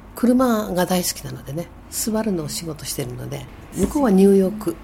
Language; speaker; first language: Japanese; native; Japanese